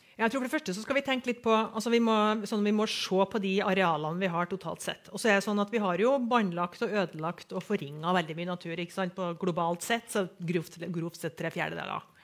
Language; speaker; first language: Norwegian; native; Norwegian